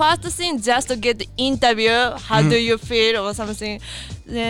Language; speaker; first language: English; non-native, learner; Japanese